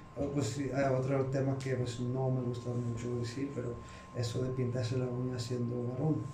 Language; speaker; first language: Spanish; early bilingual, heritage; Spanish